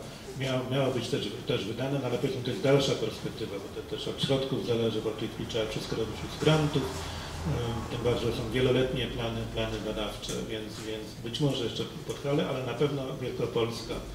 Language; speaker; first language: Polish; native; Polish